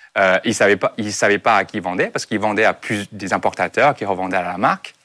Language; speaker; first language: French; non-native, fluent; Chinese